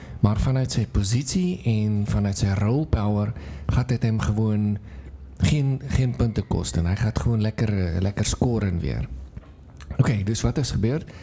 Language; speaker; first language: Dutch; non-native, fluent; Afrikaans